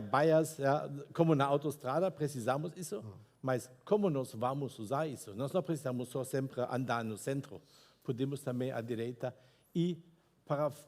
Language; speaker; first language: Portuguese; non-native, fluent; German